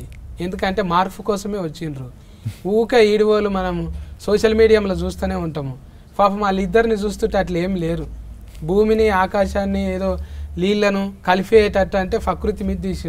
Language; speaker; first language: Telugu; native; Telugu